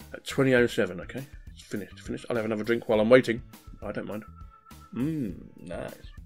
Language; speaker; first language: English; native; English